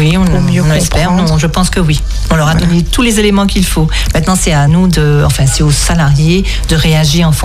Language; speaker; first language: French; native; French